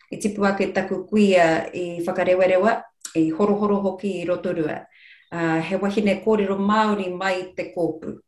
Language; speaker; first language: Māori; non-native, local second language; English